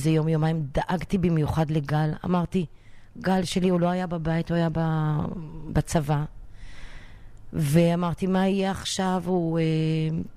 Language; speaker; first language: Hebrew; native; Hebrew